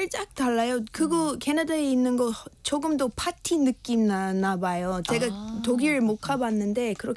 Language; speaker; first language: Korean; non-native, learner; English